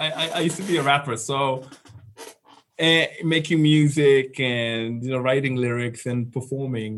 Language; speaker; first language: English; non-native, local second language; Shona